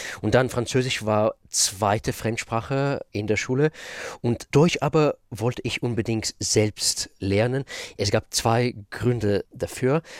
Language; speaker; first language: German; non-native, fluent; Russian